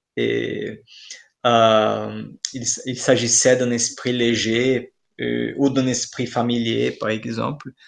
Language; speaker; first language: French; non-native, fluent; Portuguese